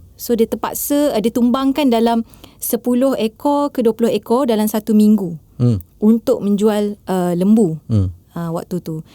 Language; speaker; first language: Malay; native; Malay